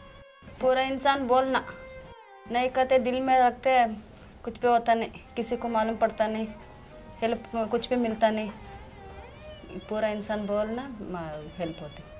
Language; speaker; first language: Hindi; non-native, local second language; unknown